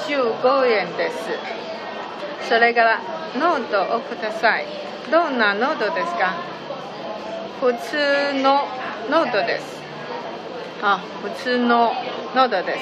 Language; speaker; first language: Japanese; non-native, learner; Chinese